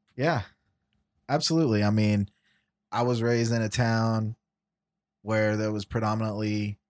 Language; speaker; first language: English; native; English